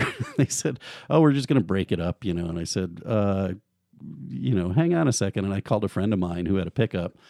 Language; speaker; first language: English; native; English